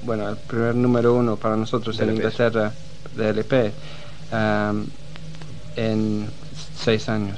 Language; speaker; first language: Spanish; non-native, fluent; English